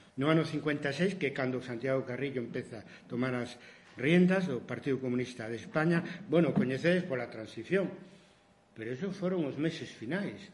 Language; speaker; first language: Galician; non-native, local second language; Spanish